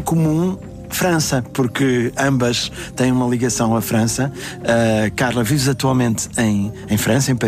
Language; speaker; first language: Portuguese; native; Portuguese